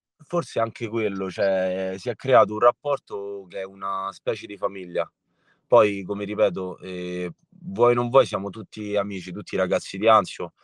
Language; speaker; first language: Italian; native; Italian